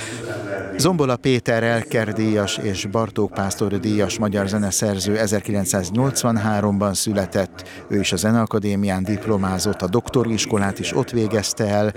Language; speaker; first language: Hungarian; native; Hungarian